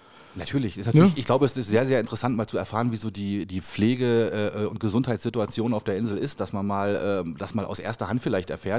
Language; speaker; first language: German; native; German